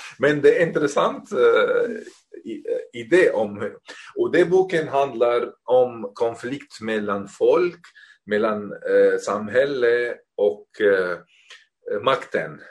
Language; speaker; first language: Swedish; non-native, fluent; Arabic